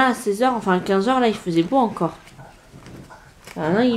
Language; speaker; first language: French; native; French